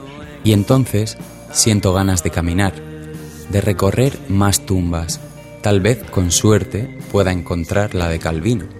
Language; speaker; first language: Spanish; native; Spanish